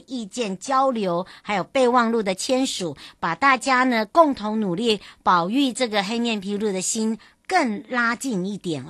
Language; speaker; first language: Chinese; native; Chinese